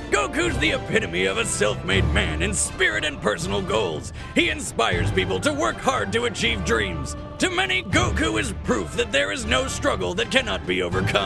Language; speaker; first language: English; native; English